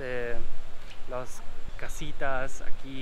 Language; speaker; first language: Spanish; non-native, learner; German